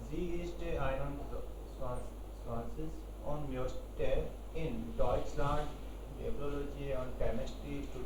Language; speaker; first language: German; non-native, learner; Hindi